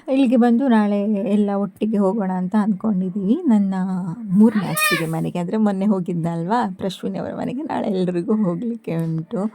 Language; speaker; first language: Kannada; non-native, local second language; Tulu